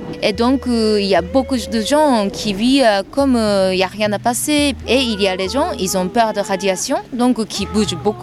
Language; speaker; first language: French; non-native, fluent; Japanese